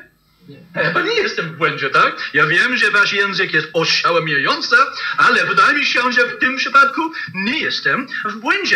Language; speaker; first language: Polish; non-native, fluent; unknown